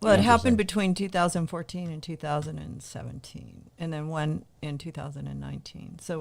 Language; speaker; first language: English; native; English